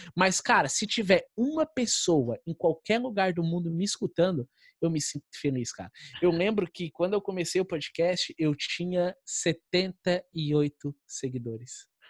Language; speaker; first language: Portuguese; native; Portuguese